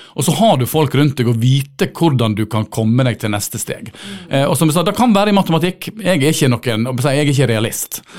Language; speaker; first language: Norwegian; native; Norwegian